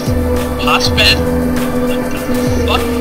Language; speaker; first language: English; native; English